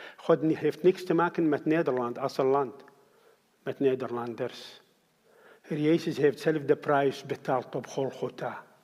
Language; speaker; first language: Dutch; non-native, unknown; Arabic